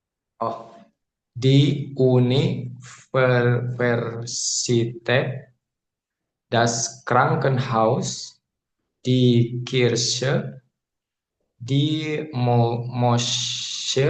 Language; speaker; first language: German; non-native, learner; Indonesian